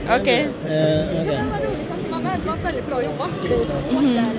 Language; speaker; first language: Swedish; non-native, learner; Thai